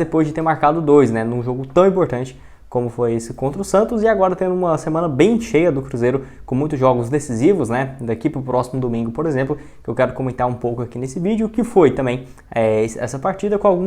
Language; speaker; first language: Portuguese; native; Portuguese